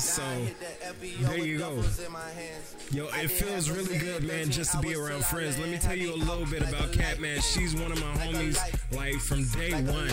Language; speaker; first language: English; native; English